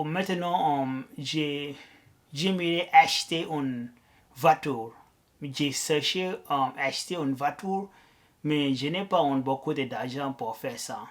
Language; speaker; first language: French; non-native, learner; Arabic